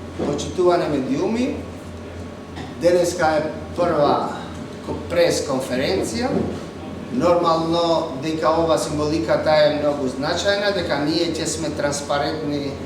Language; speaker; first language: Macedonian; non-native, local second language; Albanian